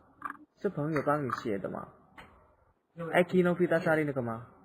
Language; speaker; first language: Chinese; non-native, fluent; Indonesian